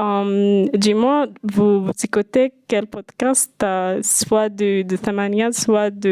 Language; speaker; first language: French; non-native, fluent; Arabic